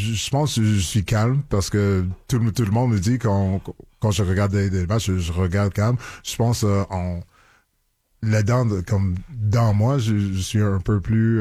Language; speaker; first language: French; non-native, local second language; English